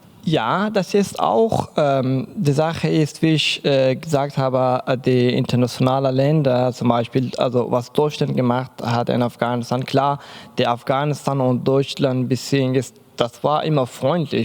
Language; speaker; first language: German; non-native, learner; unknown